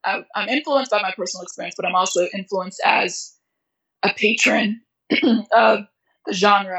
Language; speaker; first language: English; native; English